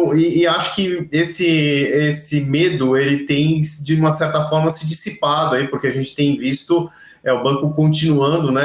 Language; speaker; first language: Portuguese; native; Portuguese